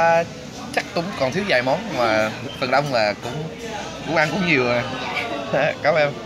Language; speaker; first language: Vietnamese; early bilingual, heritage; Vietnamese